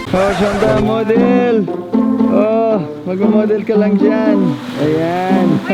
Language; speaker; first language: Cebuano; non-native, fluent; English